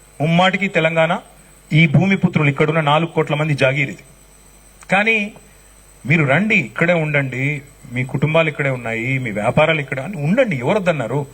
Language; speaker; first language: Telugu; native; Telugu